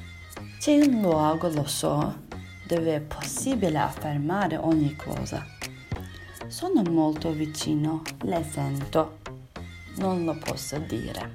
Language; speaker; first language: Italian; non-native, learner; Turkish